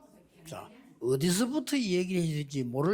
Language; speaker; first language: Korean; native; Korean